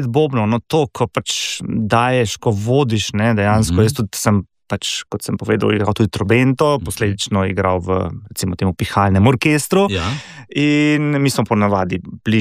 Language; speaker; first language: Slovenian; native; Slovenian